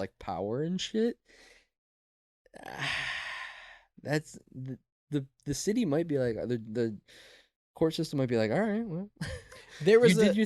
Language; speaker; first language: English; native; English